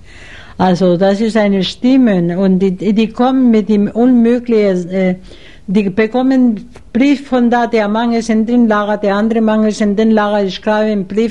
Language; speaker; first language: German; non-native, fluent; Spanish